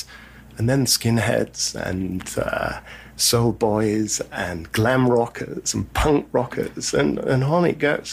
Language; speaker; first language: English; native; English